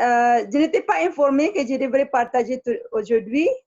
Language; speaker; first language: French; non-native, fluent; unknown